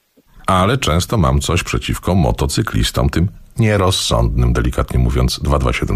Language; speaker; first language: Polish; native; Polish